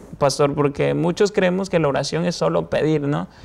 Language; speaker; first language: Spanish; native; Spanish